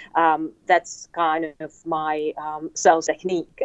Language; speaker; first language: English; non-native, fluent; Czech